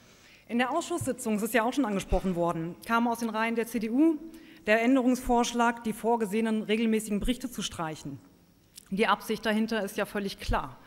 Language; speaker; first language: German; native; German